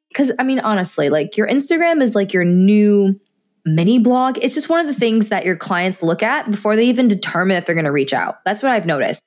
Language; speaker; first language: English; native; English